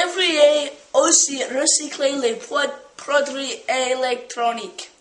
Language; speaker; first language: French; non-native, learner; English